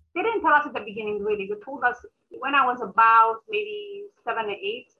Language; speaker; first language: English; early bilingual, other home language; Amharic